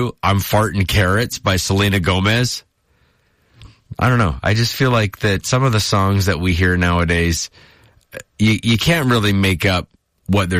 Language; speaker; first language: English; native; English